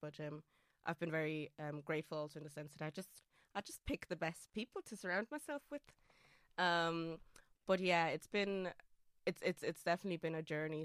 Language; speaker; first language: English; non-native, fluent; German